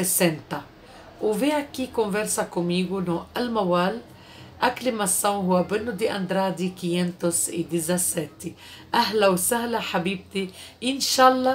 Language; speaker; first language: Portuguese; non-native, fluent; Arabic